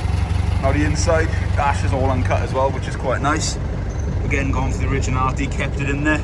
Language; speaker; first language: English; native; English